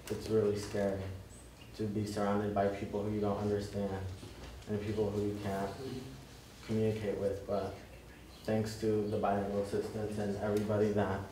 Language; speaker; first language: English; early bilingual, other home language; Spanish